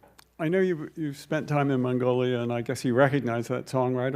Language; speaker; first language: English; native; English